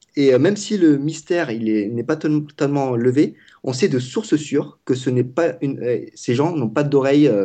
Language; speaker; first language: French; non-native, fluent; Vietnamese